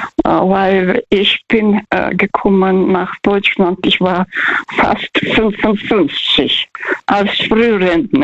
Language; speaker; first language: German; non-native, fluent; Russian